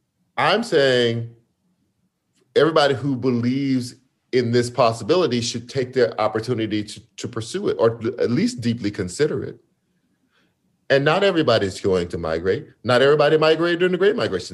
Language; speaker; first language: English; native; English